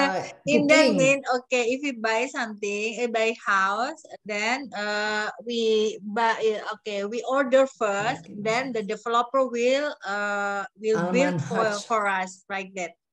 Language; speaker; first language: English; non-native, learner; Indonesian